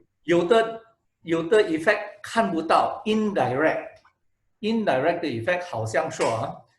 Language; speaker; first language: Chinese; non-native, local second language; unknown